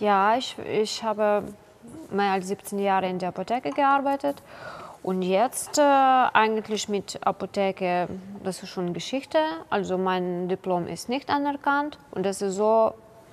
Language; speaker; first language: German; non-native, learner; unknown